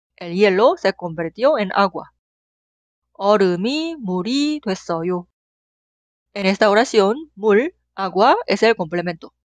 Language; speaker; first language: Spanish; non-native, fluent; Korean